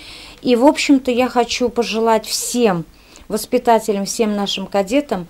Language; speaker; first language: Russian; native; Russian